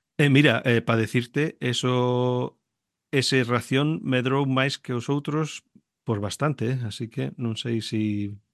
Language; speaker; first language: Galician; early bilingual, heritage; Galician